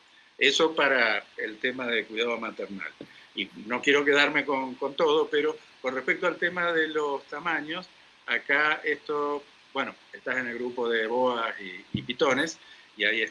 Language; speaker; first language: Spanish; native; Spanish